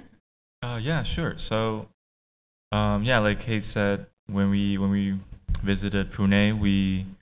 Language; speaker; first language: English; native; English